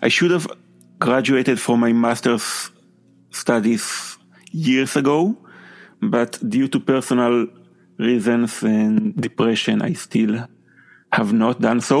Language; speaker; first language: English; non-native, fluent; Hebrew